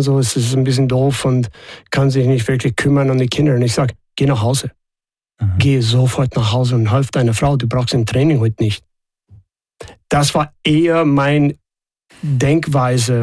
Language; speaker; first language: German; non-native, fluent; English